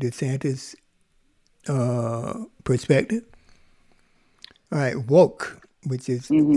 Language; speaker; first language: English; native; English